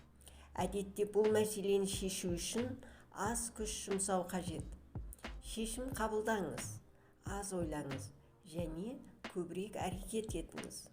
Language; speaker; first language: Kazakh; native; Kazakh